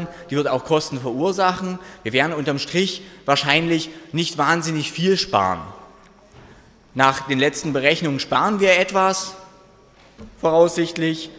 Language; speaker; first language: German; native; German